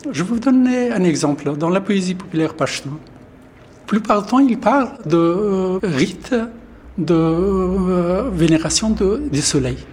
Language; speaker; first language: French; non-native, fluent; Pashto